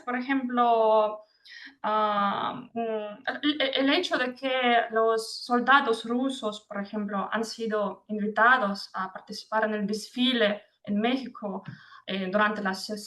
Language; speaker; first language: Spanish; non-native, fluent; Russian